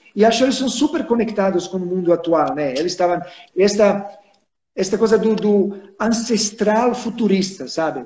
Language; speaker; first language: Portuguese; non-native, fluent; Serbian